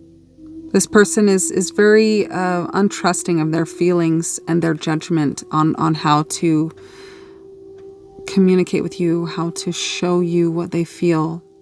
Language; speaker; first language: English; native; English